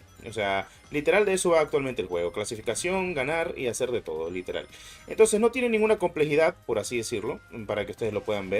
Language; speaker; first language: Spanish; native; Spanish